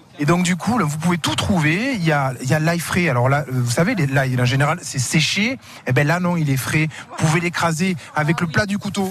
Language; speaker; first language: French; native; French